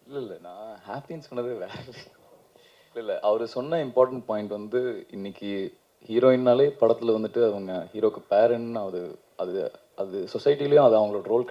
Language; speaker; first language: Tamil; native; Tamil